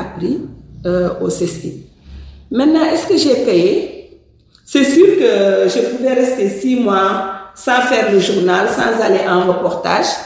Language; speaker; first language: French; non-native, local second language; Wolof